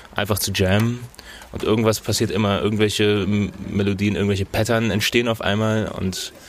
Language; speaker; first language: German; non-native, fluent; French